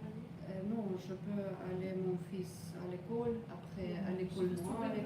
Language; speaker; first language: French; non-native, learner; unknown